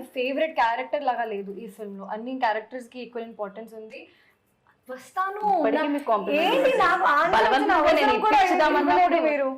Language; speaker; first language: Telugu; non-native, fluent; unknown